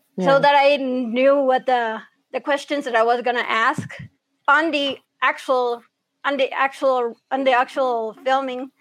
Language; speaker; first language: English; early bilingual, other home language; Spanish